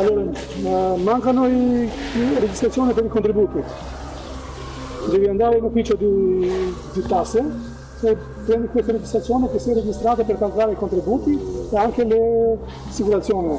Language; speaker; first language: Italian; non-native, learner; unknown